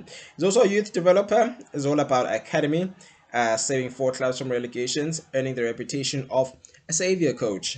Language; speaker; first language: English; non-native, local second language; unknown